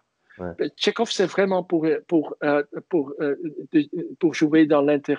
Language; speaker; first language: French; non-native, fluent; Dutch